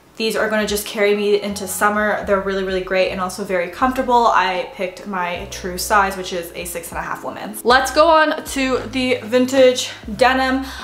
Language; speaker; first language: English; native; English